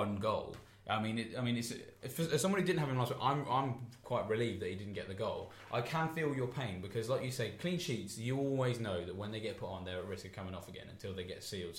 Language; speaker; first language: English; native; English